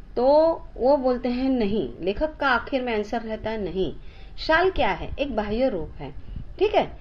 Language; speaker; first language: Hindi; non-native, local second language; Marathi